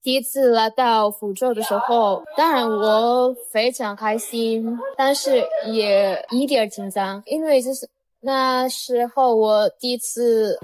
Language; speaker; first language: Chinese; non-native, learner; Indonesian